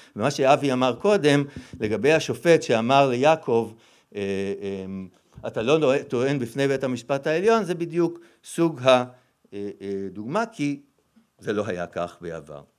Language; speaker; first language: Hebrew; native; Hebrew